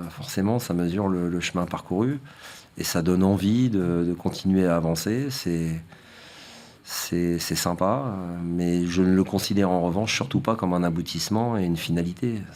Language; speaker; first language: French; native; French